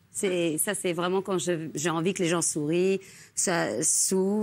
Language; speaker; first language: French; non-native, fluent; English